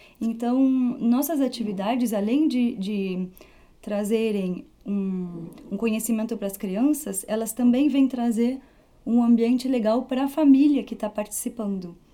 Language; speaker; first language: Portuguese; early bilingual, heritage; Portuguese